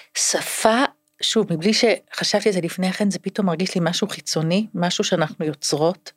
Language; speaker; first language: Hebrew; early bilingual, other home language; English